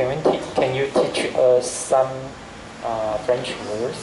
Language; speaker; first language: English; non-native, learner; Chinese